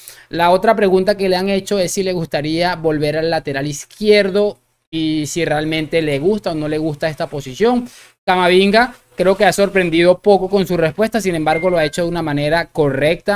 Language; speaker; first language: Spanish; native; Spanish